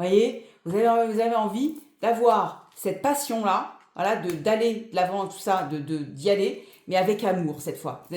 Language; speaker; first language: French; native; French